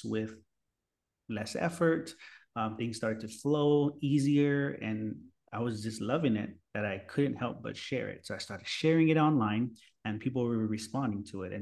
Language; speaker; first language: English; native; English